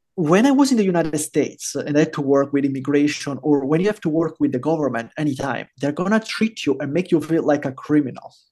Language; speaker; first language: English; non-native, fluent; Italian